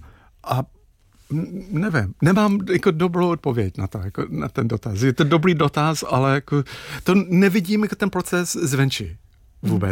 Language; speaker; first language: Czech; non-native, fluent; English